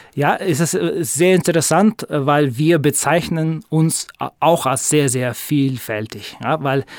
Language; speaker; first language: German; non-native, fluent; Russian